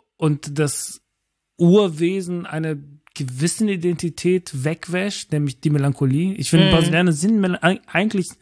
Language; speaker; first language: German; non-native, fluent; Portuguese